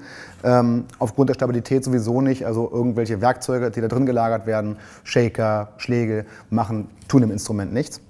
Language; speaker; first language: German; native; German